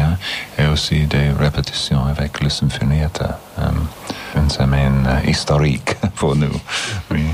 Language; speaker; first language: French; non-native, learner; English